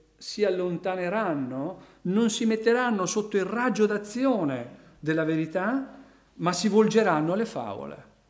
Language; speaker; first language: Italian; native; Italian